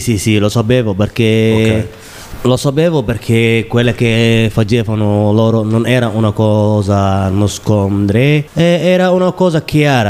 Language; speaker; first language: Italian; non-native, learner; Somali